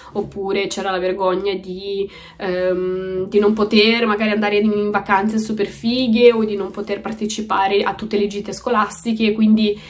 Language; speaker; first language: Italian; early bilingual, other home language; Romanian